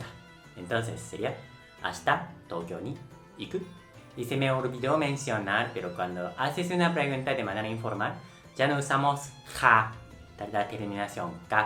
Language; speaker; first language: Spanish; non-native, local second language; Japanese